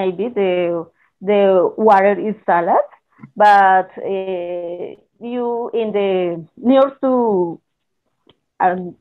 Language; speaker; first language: English; non-native, learner; Spanish